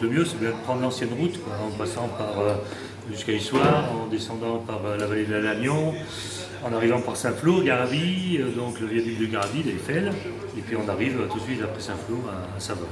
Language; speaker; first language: French; native; French